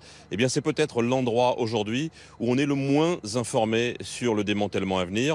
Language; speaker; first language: French; native; French